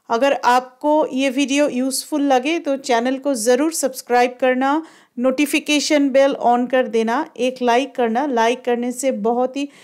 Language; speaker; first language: Hindi; non-native, local second language; Bangla